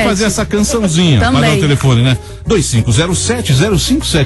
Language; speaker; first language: Portuguese; native; Portuguese